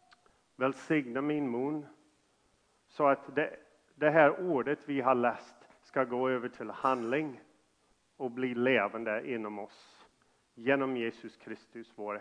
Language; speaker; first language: Swedish; non-native, fluent; English